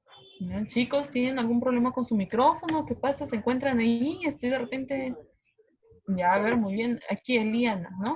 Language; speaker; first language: Spanish; native; Spanish